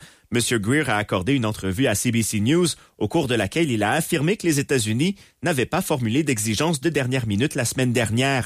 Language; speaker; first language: French; native; French